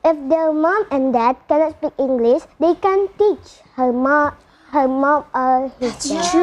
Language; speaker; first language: English; non-native, learner; Indonesian